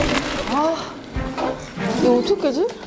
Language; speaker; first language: Korean; native; Korean